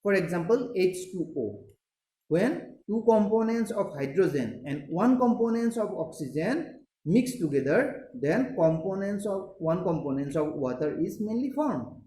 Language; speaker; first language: English; non-native, local second language; Assamese